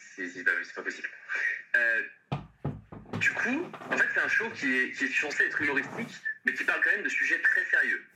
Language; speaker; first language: French; native; French